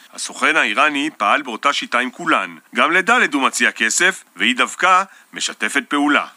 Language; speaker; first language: Hebrew; native; Hebrew